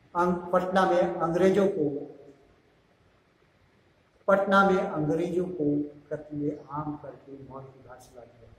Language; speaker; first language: Hindi; native; Hindi